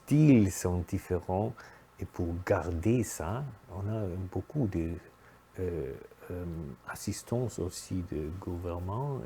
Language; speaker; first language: French; non-native, fluent; German